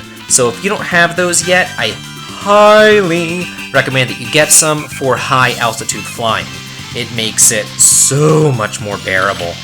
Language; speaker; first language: English; native; English